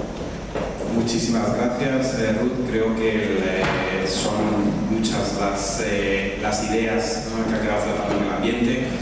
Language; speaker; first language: Spanish; native; Spanish